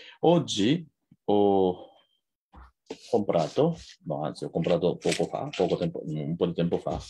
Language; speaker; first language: Italian; non-native, fluent; Japanese